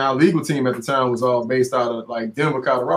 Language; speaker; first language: English; native; English